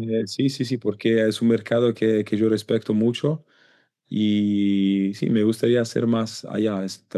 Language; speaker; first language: Spanish; non-native, learner; Italian